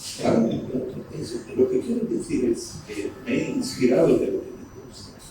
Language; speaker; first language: Spanish; non-native, fluent; Turkish